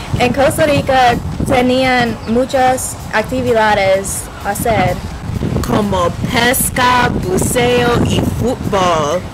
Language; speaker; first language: Spanish; non-native, learner; English